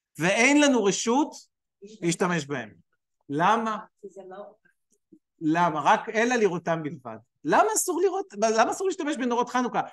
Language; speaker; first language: Hebrew; native; Hebrew